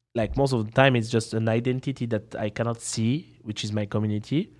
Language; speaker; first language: English; non-native, fluent; French